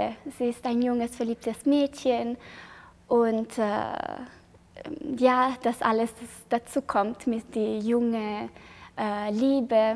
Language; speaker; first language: German; non-native, fluent; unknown